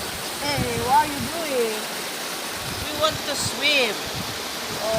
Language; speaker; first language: English; non-native, learner; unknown